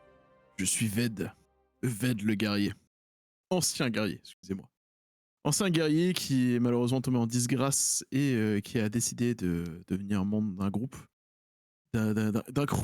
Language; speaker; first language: French; native; French